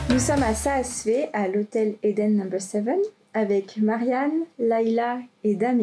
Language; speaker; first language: French; native; French